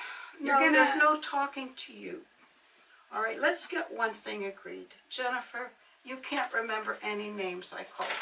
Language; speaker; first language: English; native; English